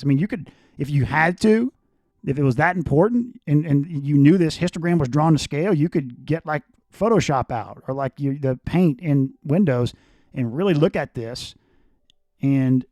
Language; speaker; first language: English; native; English